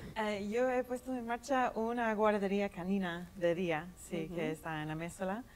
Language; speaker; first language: Spanish; non-native, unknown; English